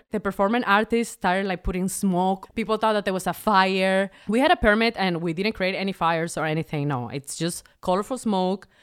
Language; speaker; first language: English; non-native, fluent; Spanish